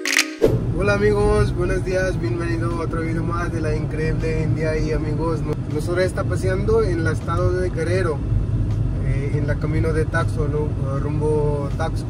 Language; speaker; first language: Spanish; non-native, learner; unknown